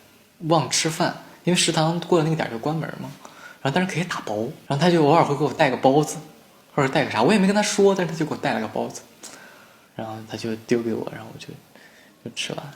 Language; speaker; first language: Chinese; native; Chinese